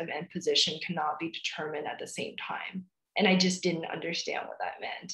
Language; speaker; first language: English; early bilingual, other home language; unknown